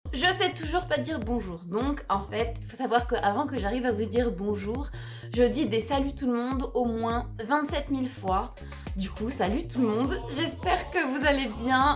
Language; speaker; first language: French; native; French